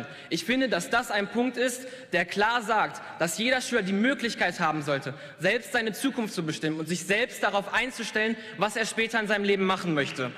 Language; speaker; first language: German; native; German